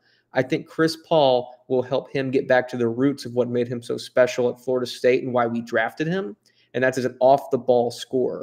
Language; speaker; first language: English; native; English